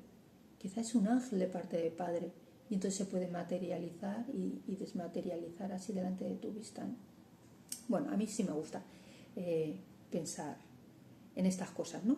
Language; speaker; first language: Spanish; native; Spanish